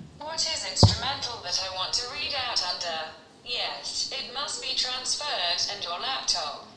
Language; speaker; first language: English; non-native, learner; Russian